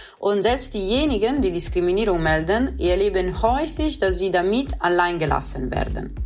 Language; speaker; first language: German; non-native, fluent; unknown